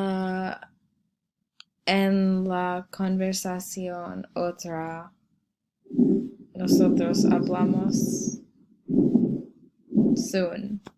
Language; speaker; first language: Spanish; non-native, learner; English